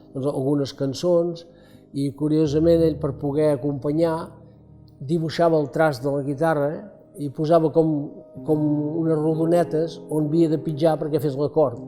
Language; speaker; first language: Catalan; native; Catalan